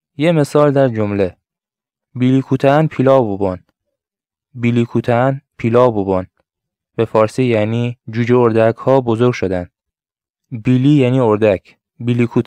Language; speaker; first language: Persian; non-native, local second language; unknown